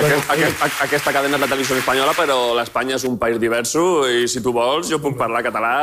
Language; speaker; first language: Catalan; non-native, local second language; Spanish